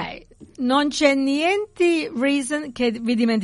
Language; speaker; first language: Italian; early bilingual, heritage; English